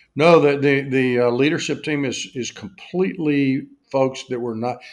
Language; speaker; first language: English; native; English